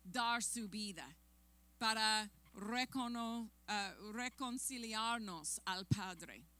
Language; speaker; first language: Spanish; non-native, fluent; English